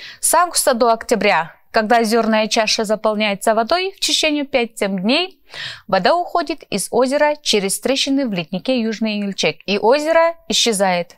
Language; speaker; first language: Russian; non-native, local second language; Kyrgyz